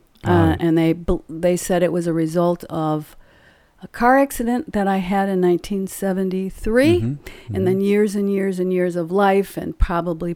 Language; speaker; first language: English; native; English